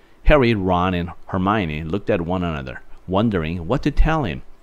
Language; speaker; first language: English; non-native, fluent; Korean